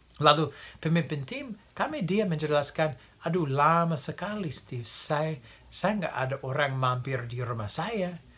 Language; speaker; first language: Indonesian; non-native, fluent; English